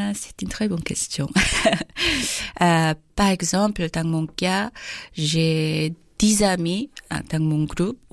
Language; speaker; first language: French; non-native, fluent; Korean